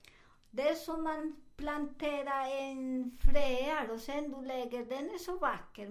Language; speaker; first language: Swedish; non-native, learner; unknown